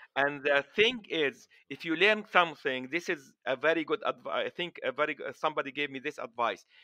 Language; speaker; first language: English; non-native, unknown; Arabic